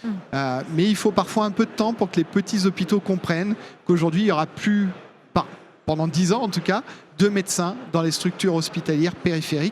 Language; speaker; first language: French; native; French